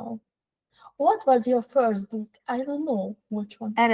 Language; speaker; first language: English; non-native, learner; Hungarian